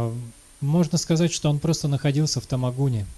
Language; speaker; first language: Russian; native; Russian